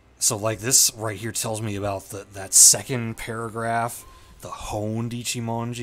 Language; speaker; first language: English; native; English